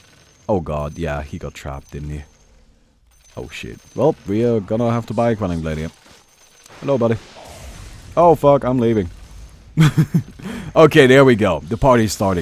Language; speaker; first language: English; non-native, fluent; German